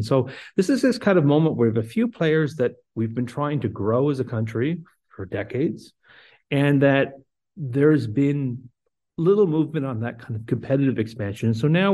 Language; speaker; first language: English; native; English